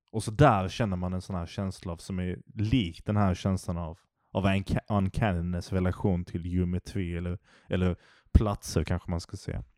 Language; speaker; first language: Swedish; early bilingual, other home language; Turkish